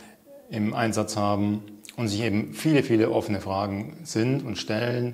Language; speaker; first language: German; native; German